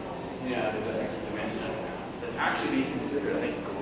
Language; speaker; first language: English; native; English